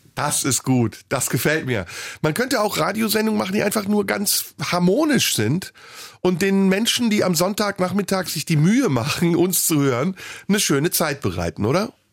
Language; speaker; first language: German; early bilingual, other home language; Turkish